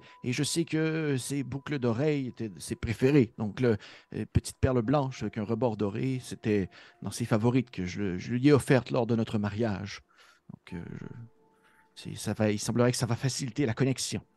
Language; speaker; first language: French; native; French